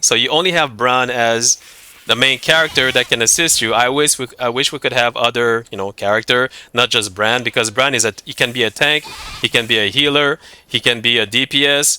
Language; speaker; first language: English; non-native, fluent; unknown